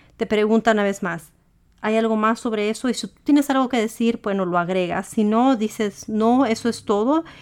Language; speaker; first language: Spanish; early bilingual, heritage; Spanish